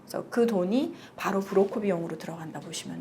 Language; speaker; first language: Korean; native; Korean